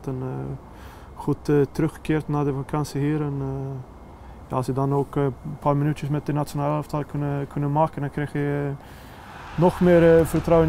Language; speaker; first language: Dutch; non-native, fluent; Swedish